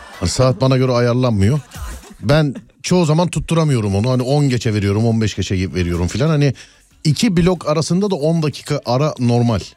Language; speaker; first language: Turkish; native; Turkish